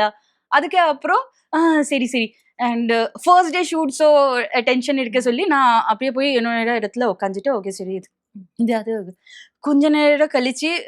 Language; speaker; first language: Tamil; non-native, local second language; Bangla